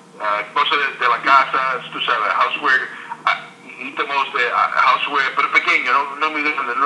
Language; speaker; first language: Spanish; early bilingual, heritage; English